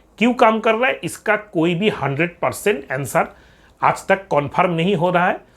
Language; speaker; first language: Hindi; non-native, local second language; Bangla